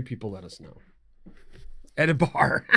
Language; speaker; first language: English; native; English